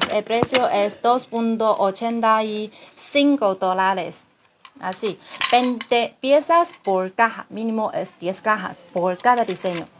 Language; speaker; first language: Spanish; non-native, learner; Chinese